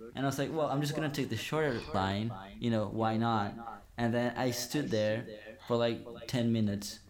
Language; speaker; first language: English; non-native, fluent; Portuguese